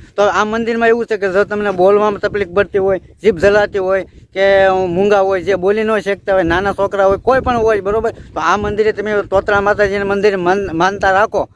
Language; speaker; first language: Gujarati; native; Gujarati